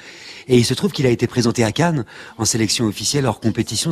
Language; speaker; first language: French; native; French